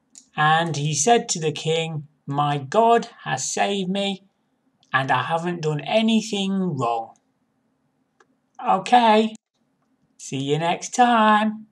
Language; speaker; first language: English; native; English